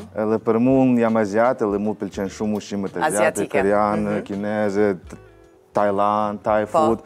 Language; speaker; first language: Albanian; non-native, learner; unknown